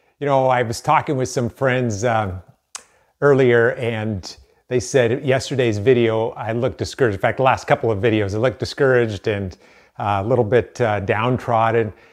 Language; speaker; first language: English; native; English